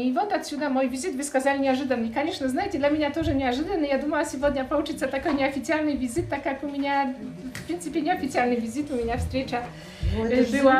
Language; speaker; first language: Russian; non-native, fluent; Polish